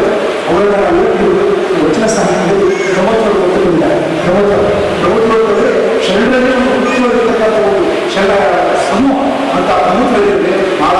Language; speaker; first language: Kannada; native; Kannada